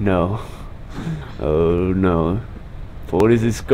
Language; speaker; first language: English; non-native, learner; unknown